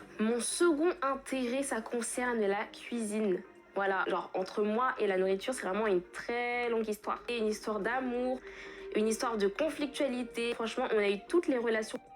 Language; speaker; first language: French; early bilingual, other home language; Fula